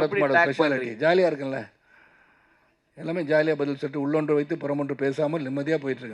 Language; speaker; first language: Tamil; native; Tamil